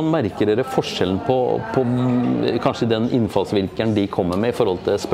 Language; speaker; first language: Norwegian; native; Norwegian